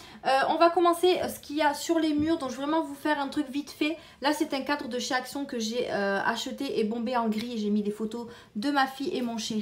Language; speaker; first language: French; native; French